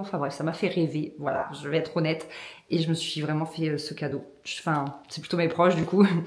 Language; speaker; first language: French; native; French